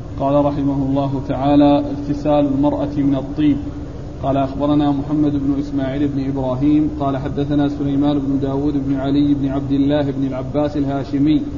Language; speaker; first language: Arabic; native; Arabic